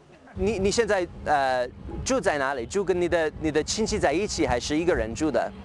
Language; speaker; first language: Chinese; non-native, fluent; English